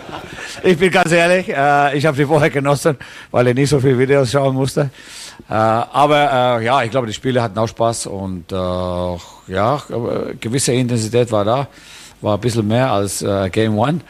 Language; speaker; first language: German; non-native, fluent; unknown